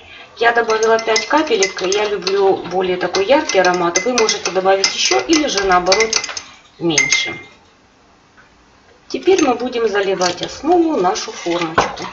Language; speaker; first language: Russian; native; Russian